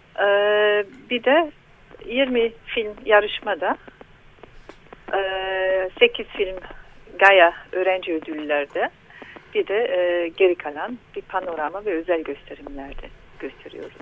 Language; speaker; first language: Turkish; non-native, learner; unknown